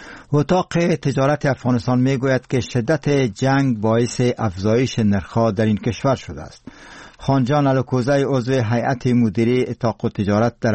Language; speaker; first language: Persian; native; Persian